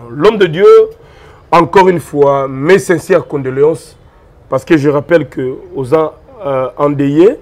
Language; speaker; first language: French; non-native, local second language; Lingala